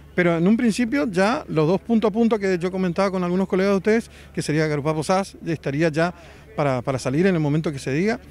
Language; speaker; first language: Spanish; native; Spanish